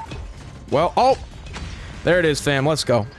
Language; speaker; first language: English; native; English